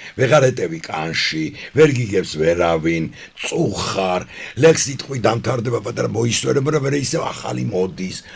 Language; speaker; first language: Georgian; non-native, local second language; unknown